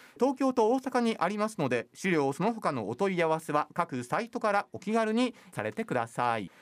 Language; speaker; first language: Japanese; native; Japanese